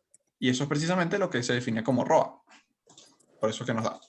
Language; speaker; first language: Spanish; native; Spanish